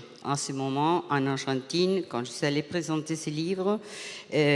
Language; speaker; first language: French; non-native, fluent; Spanish